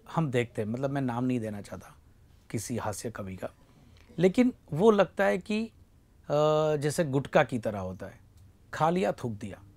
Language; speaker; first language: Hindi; non-native, local second language; Gujarati